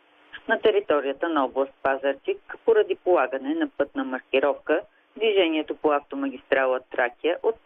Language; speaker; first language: Bulgarian; native; Bulgarian